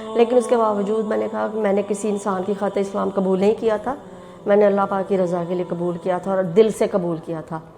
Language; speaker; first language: Urdu; native; Urdu